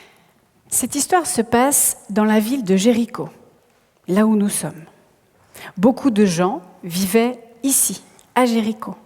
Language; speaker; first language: French; native; French